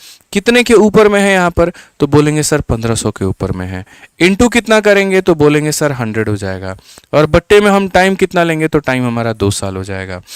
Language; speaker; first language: Hindi; native; Hindi